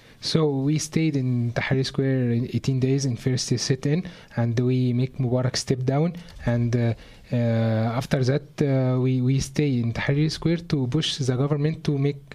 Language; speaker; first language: English; non-native, learner; Arabic